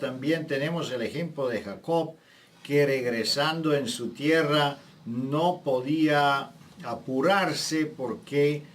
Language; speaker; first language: Spanish; non-native, fluent; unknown